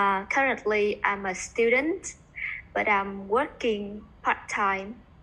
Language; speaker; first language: English; non-native, learner; Vietnamese